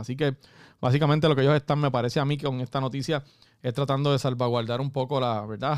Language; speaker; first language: Spanish; native; Spanish